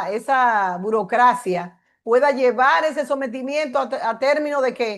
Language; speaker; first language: Spanish; native; Spanish